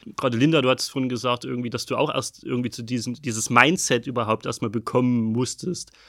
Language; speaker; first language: German; native; German